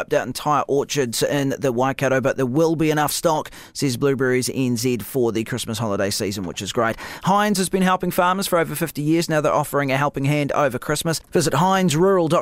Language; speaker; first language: English; native; English